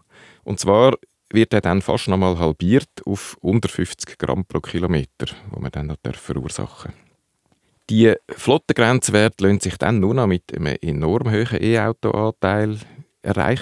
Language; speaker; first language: German; native; German